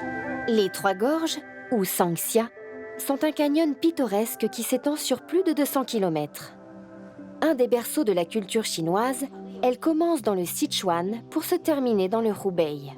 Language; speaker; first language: French; native; French